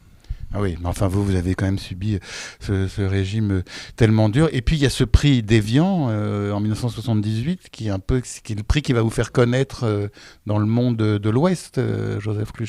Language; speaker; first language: French; native; French